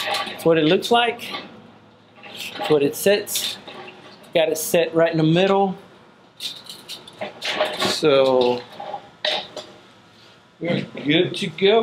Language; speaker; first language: English; native; English